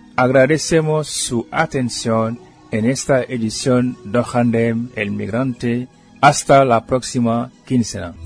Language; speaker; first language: Spanish; non-native, fluent; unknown